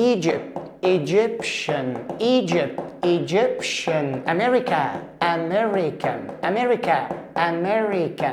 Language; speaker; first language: English; non-native, fluent; Arabic